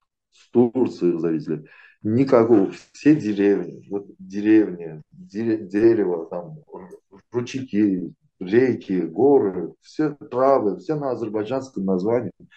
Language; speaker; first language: Russian; non-native, local second language; Azerbaijani